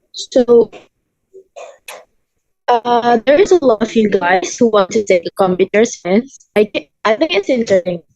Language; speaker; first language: English; non-native, learner; Indonesian